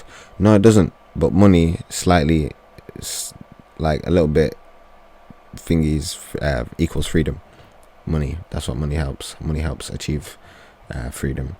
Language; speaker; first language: English; native; English